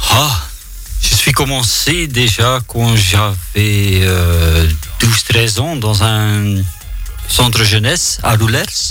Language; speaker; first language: French; non-native, local second language; Dutch